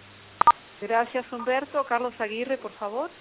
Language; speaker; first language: Spanish; native; Spanish